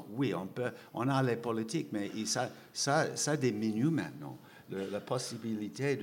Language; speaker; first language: French; non-native, fluent; English